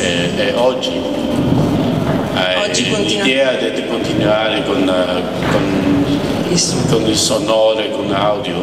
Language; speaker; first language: Italian; non-native, learner; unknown